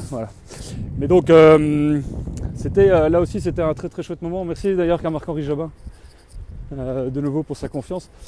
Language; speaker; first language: French; native; French